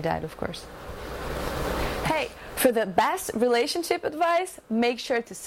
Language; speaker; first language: English; non-native, fluent; Portuguese